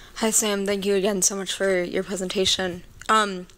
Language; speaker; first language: English; native; English